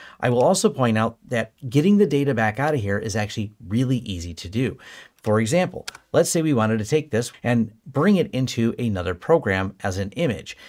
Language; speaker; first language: English; native; English